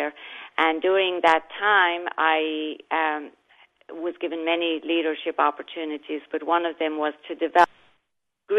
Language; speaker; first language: English; native; English